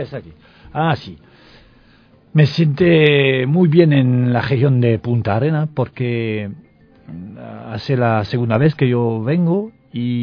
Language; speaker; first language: Spanish; non-native, learner; French